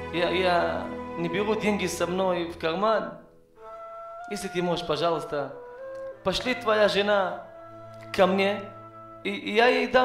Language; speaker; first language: Russian; non-native, learner; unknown